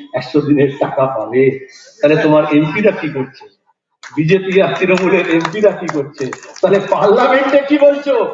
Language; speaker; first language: Bangla; native; Bangla